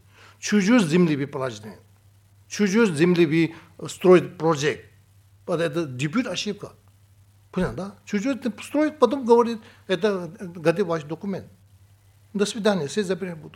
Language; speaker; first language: Russian; non-native, learner; Tibetan